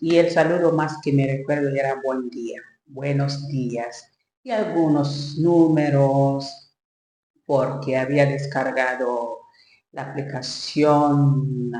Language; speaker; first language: Spanish; non-native, learner; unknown